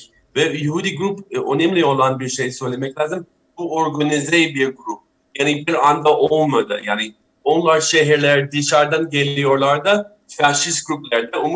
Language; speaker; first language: Turkish; non-native, fluent; English